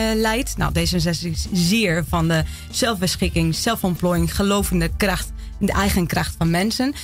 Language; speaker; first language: Dutch; non-native, fluent; Spanish